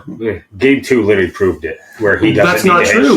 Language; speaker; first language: English; native; English